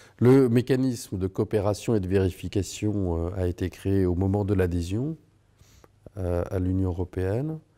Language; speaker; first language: French; native; French